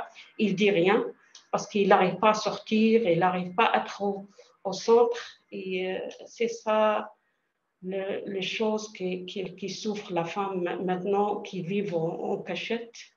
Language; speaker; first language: French; non-native, learner; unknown